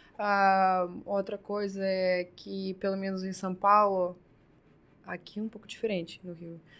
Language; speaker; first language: Portuguese; non-native, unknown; Russian